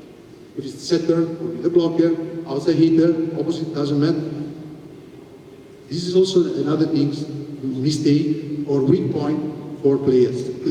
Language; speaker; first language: English; non-native, fluent; Italian